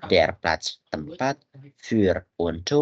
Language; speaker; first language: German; non-native, fluent; Indonesian